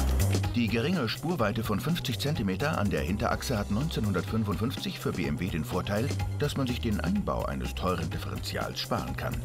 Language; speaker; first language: German; native; German